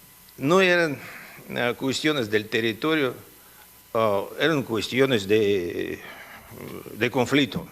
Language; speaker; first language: Spanish; non-native, fluent; Russian